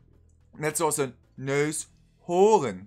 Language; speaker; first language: Dutch; non-native, fluent; English